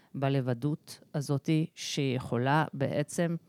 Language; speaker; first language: Hebrew; early bilingual, other home language; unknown